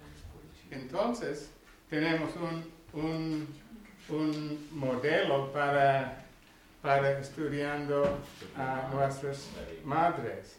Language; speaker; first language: Spanish; non-native, learner; English